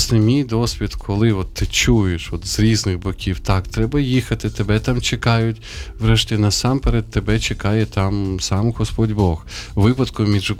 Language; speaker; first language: Ukrainian; native; Ukrainian